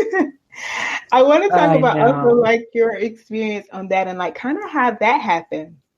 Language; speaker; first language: English; native; English